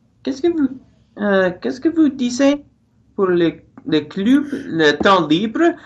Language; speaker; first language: French; non-native, learner; English